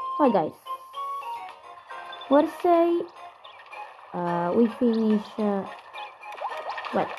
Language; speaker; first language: English; non-native, learner; Italian